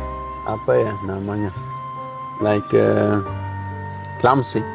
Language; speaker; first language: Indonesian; non-native, learner; Russian